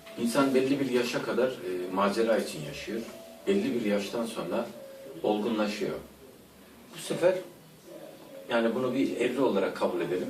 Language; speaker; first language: Turkish; native; Turkish